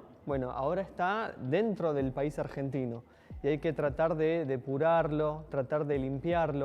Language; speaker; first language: Spanish; native; Spanish